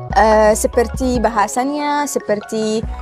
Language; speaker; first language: Indonesian; non-native, learner; Arabic